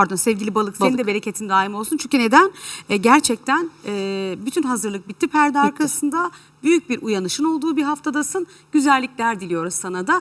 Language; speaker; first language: Turkish; native; Turkish